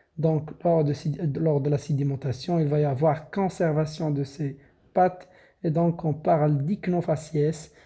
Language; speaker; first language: French; non-native, local second language; Arabic